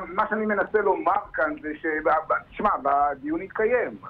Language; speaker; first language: Hebrew; native; Hebrew